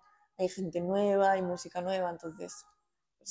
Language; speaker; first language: Spanish; native; Spanish